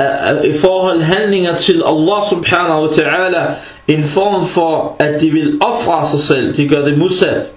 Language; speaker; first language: Danish; early bilingual, other home language; Arabic